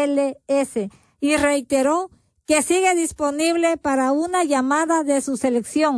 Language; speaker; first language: Spanish; native; Spanish